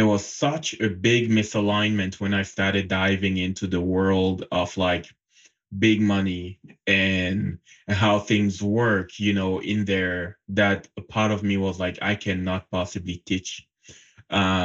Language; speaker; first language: English; non-native, local second language; French